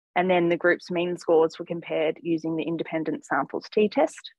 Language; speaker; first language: English; native; English